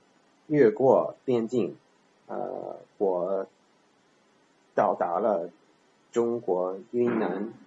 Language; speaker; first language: Chinese; non-native, learner; English